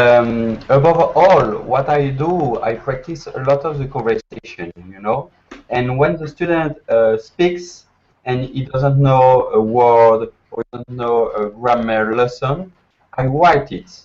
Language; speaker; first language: English; non-native, learner; French